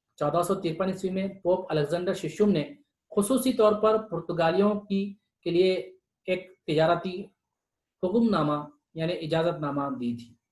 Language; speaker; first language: Urdu; native; Urdu